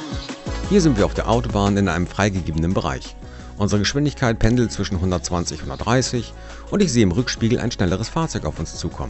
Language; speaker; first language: German; native; German